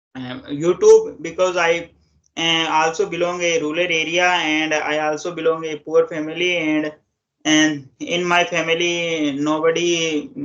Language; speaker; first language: English; non-native, local second language; Hindi